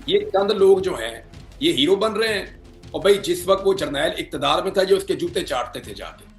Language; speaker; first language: Urdu; non-native, local second language; Punjabi